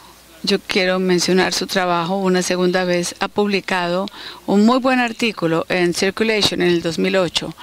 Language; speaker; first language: Spanish; native; Spanish